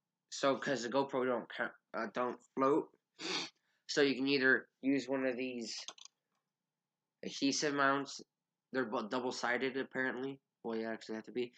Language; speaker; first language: English; native; English